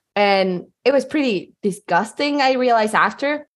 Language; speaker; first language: English; non-native, fluent; Spanish